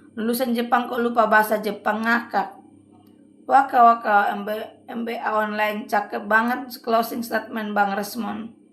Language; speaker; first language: Indonesian; native; Indonesian